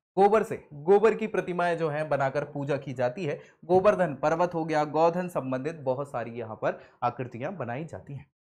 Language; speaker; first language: Hindi; native; Hindi